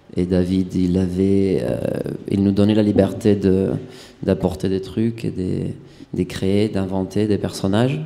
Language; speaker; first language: French; non-native, fluent; Spanish